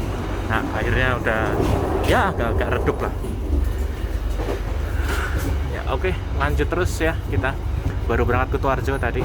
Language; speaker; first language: Indonesian; native; Indonesian